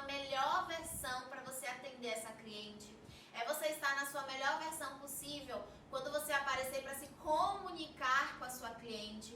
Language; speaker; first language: Portuguese; native; Portuguese